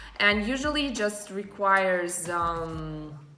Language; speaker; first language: English; non-native, fluent; Russian